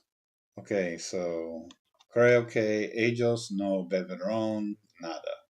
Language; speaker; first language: Spanish; non-native, learner; English